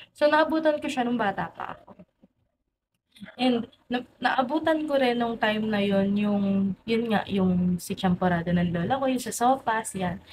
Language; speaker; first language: Filipino; native; Filipino